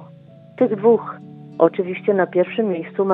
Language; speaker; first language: Polish; native; Polish